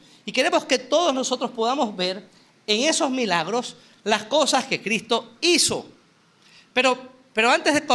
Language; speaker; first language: Spanish; native; Spanish